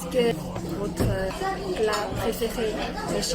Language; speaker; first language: French; non-native, learner; Chinese